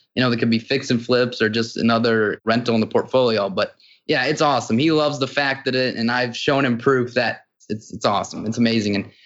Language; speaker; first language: English; native; English